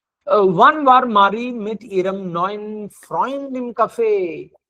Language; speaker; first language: German; non-native, fluent; Hindi